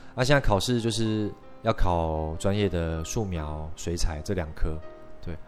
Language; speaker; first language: Chinese; native; Chinese